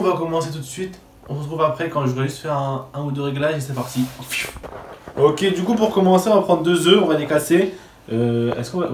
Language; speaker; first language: French; native; French